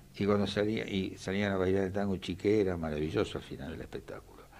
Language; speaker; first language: Spanish; native; Spanish